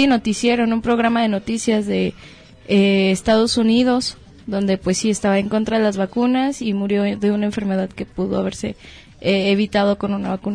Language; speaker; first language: Spanish; native; Spanish